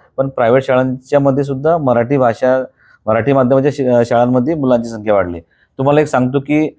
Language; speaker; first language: Marathi; non-native, local second language; Bhili